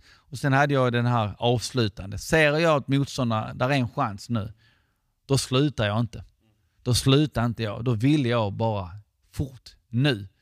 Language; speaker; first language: Swedish; non-native, fluent; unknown